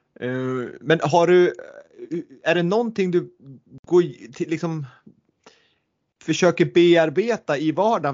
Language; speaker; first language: Swedish; native; Swedish